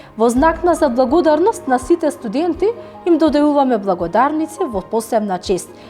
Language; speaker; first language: Macedonian; non-native, local second language; Romany